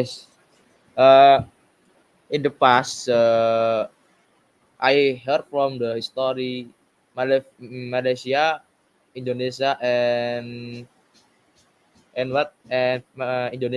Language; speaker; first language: English; non-native, learner; Indonesian